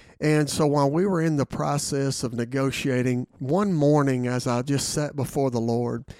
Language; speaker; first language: English; native; English